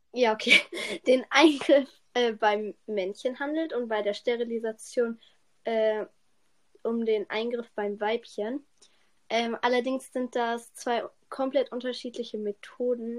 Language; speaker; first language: German; native; German